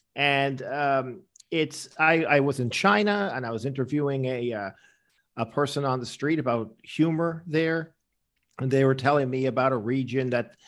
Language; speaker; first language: English; native; English